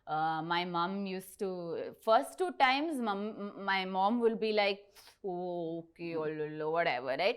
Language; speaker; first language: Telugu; non-native, local second language; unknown